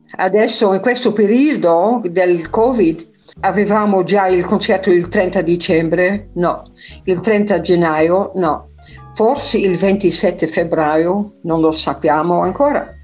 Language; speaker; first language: Italian; non-native, fluent; Dutch